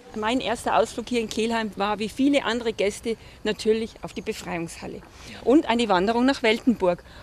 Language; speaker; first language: German; native; German